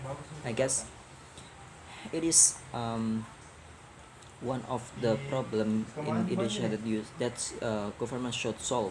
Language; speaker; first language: English; non-native, learner; Indonesian